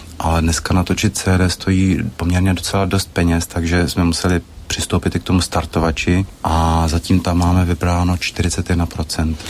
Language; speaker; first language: Czech; native; Czech